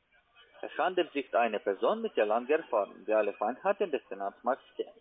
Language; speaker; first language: German; non-native, learner; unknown